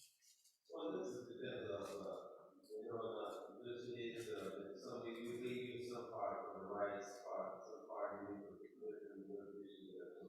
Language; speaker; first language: English; non-native, local second language; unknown